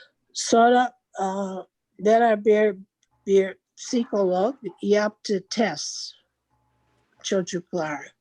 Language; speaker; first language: Turkish; non-native, learner; English